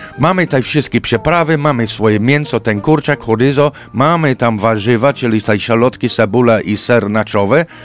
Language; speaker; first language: Polish; non-native, fluent; English